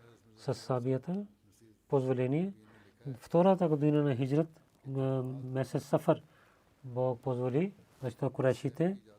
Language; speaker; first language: Bulgarian; non-native, learner; Urdu